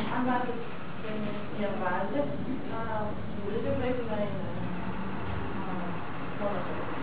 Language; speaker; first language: Greek; non-native, learner; Russian